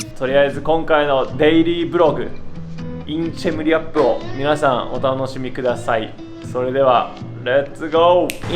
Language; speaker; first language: Japanese; native; Japanese